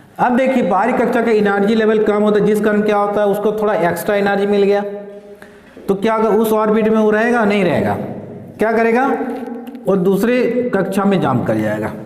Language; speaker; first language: Hindi; native; Hindi